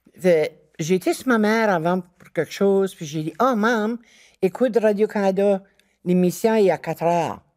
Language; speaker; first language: French; native; French